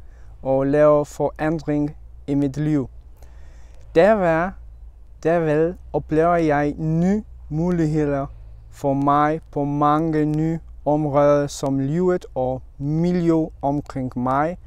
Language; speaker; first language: Danish; non-native, learner; Polish